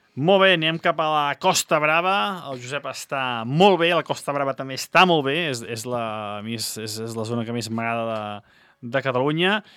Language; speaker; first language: Catalan; native; Catalan